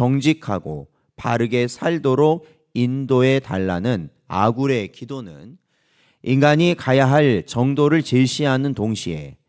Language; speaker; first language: Korean; native; Korean